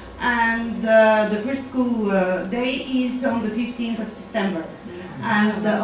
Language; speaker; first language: English; non-native, fluent; Bulgarian